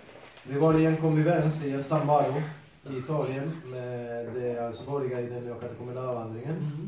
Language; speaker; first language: Swedish; non-native, fluent; Spanish